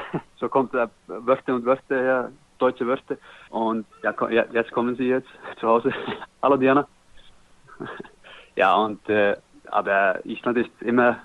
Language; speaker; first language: German; non-native, learner; Icelandic